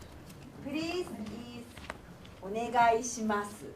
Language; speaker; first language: English; non-native, learner; Japanese